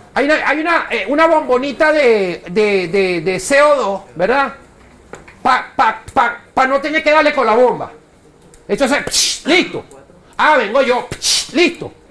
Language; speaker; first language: Spanish; native; Spanish